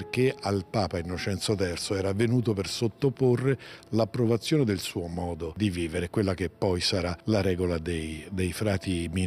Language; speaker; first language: Italian; native; Italian